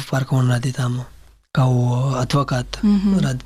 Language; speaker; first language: Serbian; non-native, learner; Pashto